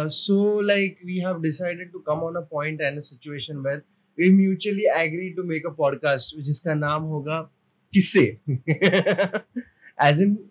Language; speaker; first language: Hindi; non-native, local second language; Marathi